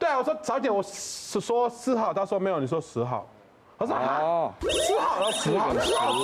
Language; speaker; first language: Chinese; non-native, fluent; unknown